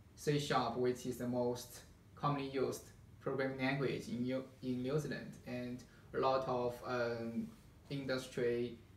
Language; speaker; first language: English; non-native, fluent; Chinese